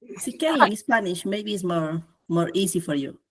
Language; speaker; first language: English; non-native, learner; Spanish